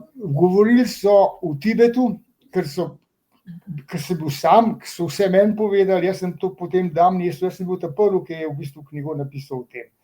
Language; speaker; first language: Slovenian; native; Slovenian